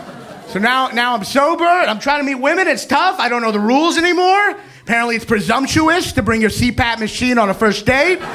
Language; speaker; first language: English; native; English